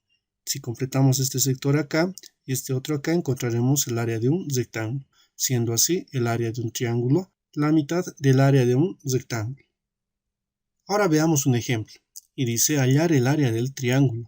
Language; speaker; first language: Spanish; native; Spanish